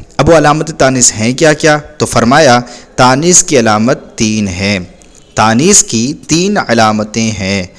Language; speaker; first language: Urdu; native; Urdu